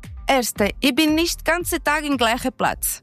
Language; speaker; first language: German; non-native, learner; Portuguese